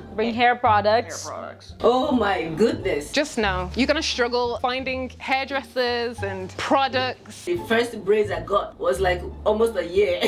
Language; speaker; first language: English; native; English